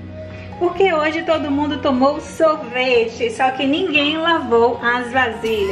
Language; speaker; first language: Portuguese; native; Portuguese